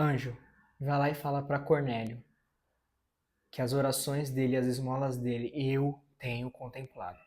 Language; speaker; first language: Portuguese; native; Portuguese